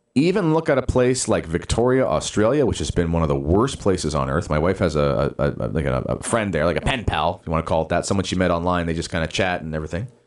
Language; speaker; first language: English; native; English